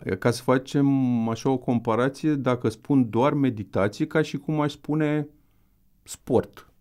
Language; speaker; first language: Romanian; native; Romanian